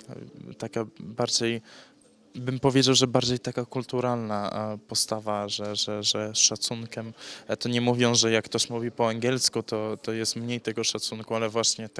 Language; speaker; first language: Polish; early bilingual, heritage; English